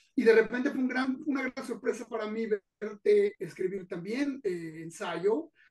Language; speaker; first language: Spanish; native; Spanish